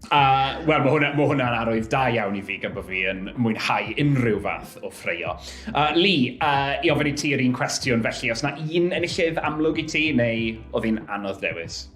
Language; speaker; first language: Welsh; native; Welsh